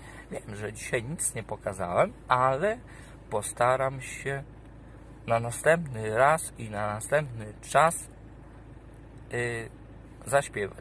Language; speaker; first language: Polish; native; Polish